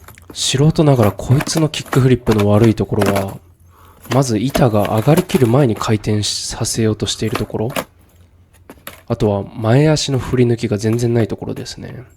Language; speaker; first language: Japanese; native; Japanese